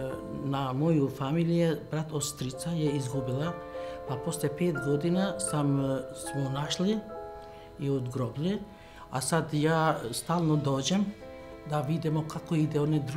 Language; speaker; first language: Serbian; non-native, local second language; Albanian